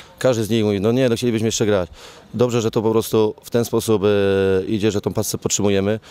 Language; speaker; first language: Polish; native; Polish